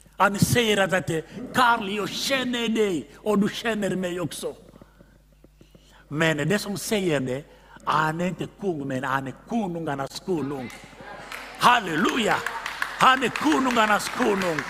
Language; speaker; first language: Swedish; non-native, fluent; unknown